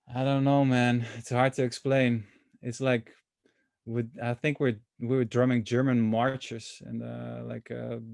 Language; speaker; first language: English; non-native, fluent; Dutch